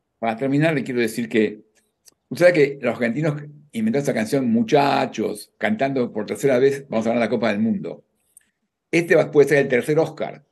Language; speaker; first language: Spanish; native; Spanish